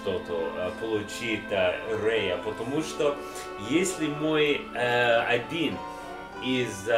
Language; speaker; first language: Russian; non-native, learner; English